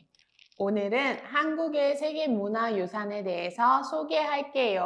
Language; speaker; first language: Korean; non-native, fluent; Spanish